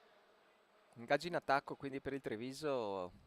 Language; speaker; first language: Italian; native; Italian